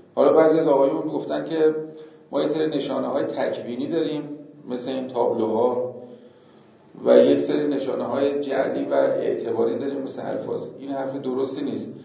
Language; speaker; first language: Persian; native; Persian